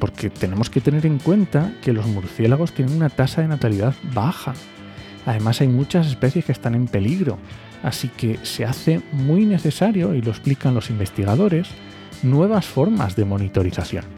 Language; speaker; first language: Spanish; native; Spanish